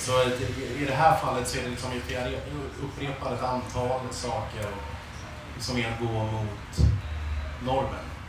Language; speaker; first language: Swedish; native; Swedish